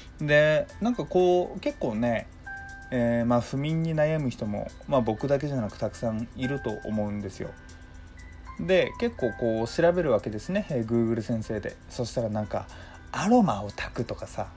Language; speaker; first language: Japanese; native; Japanese